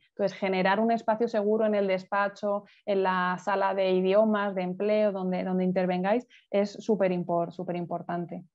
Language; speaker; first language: Spanish; native; Spanish